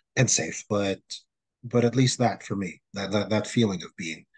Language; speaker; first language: English; non-native, local second language; Filipino